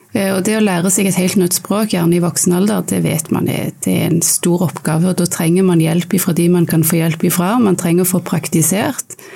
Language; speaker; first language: Norwegian; native; Norwegian